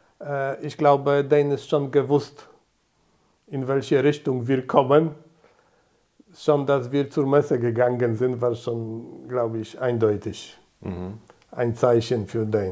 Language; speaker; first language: German; non-native, fluent; Polish